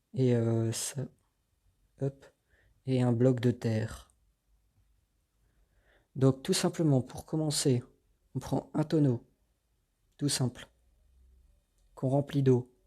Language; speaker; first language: French; native; French